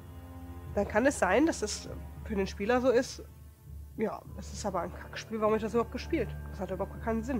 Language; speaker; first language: German; native; German